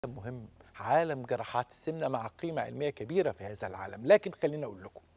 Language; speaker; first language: Arabic; native; Arabic